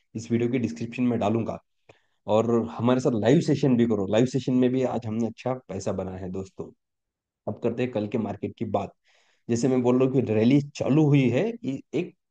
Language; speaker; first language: Hindi; non-native, local second language; Marathi